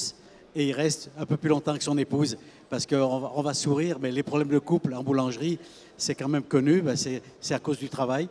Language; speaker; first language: French; native; French